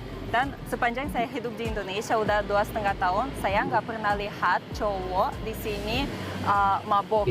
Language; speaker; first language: Indonesian; non-native, fluent; Russian